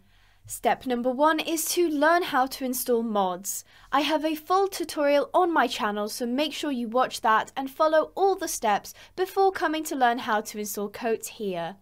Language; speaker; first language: English; native; English